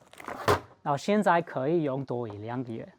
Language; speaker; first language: Chinese; non-native, fluent; English